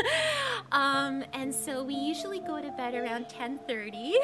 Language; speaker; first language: English; native; English